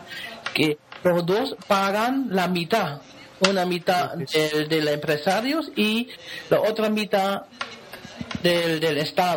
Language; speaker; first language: Spanish; non-native, fluent; German